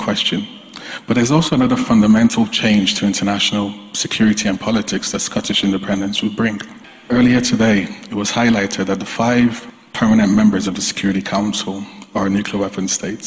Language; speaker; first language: English; non-native, local second language; Yoruba